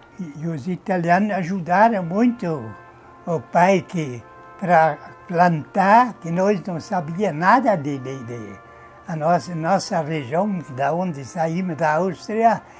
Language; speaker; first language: Portuguese; non-native, fluent; German